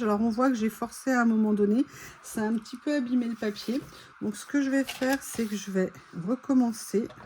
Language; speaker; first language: French; native; French